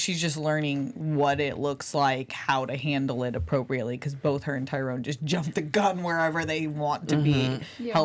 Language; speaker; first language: English; native; English